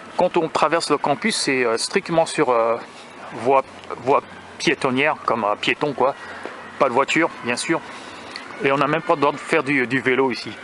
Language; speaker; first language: French; native; French